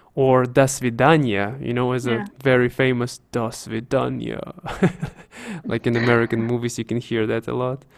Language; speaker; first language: English; non-native, fluent; Russian